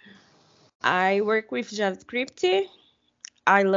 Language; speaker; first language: English; non-native, fluent; Portuguese